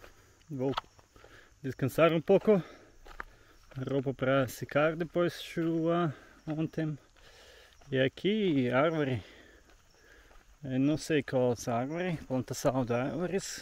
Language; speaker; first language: Portuguese; non-native, learner; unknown